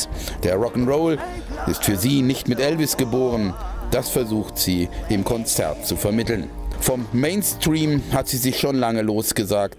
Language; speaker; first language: German; native; German